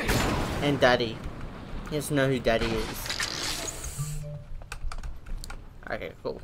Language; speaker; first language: English; native; English